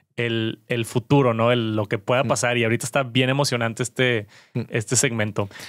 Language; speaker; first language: Spanish; native; Spanish